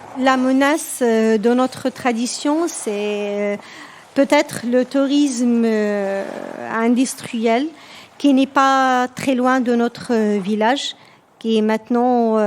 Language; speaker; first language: French; non-native, local second language; Berber languages